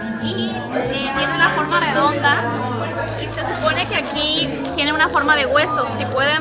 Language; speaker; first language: Spanish; native; Spanish